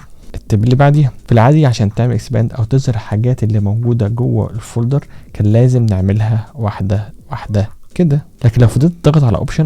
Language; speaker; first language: Arabic; native; Arabic